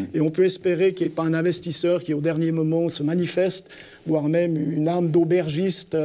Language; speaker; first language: French; native; French